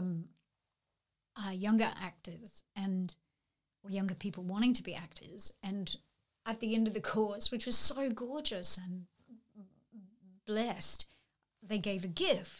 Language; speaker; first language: English; native; English